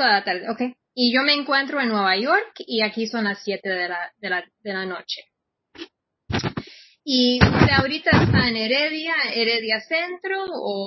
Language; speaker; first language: Spanish; non-native, fluent; English